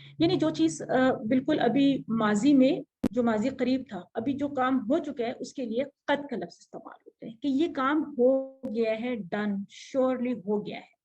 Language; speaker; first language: Urdu; native; Urdu